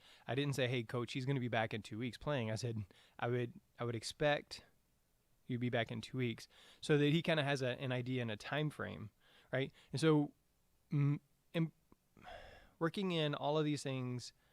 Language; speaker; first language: English; native; English